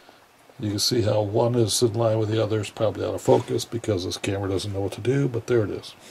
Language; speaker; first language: English; native; English